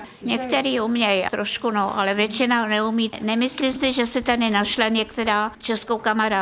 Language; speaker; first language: Czech; non-native, fluent; Russian